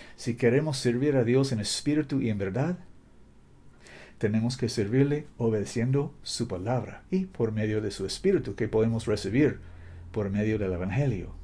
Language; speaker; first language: Spanish; non-native, fluent; English